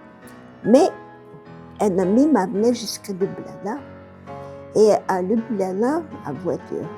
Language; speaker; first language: French; non-native, fluent; Bulgarian